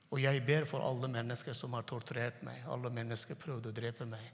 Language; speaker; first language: Norwegian; non-native, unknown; Turkmen